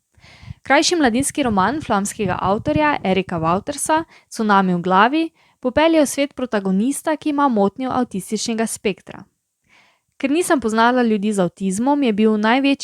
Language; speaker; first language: Slovenian; native; Slovenian